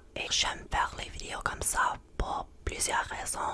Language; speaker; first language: French; non-native, learner; English